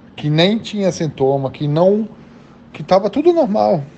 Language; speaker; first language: Portuguese; non-native, fluent; German